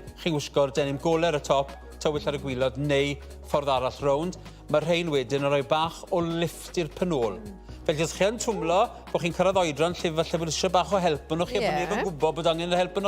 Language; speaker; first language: Welsh; native; Welsh